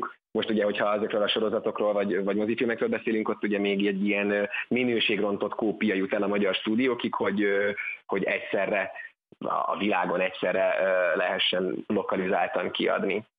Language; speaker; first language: Hungarian; native; Hungarian